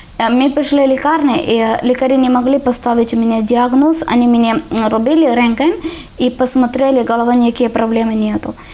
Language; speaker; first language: Ukrainian; non-native, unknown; Malayalam